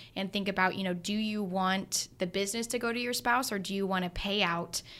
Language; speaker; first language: English; native; English